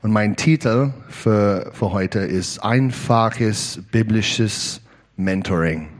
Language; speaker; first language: German; non-native, learner; English